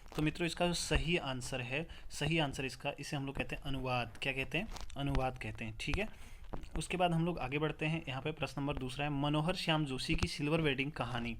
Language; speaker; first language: Hindi; native; Hindi